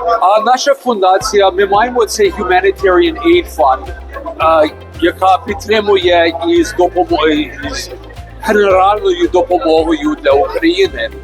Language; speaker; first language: Ukrainian; early bilingual, heritage; Ukrainian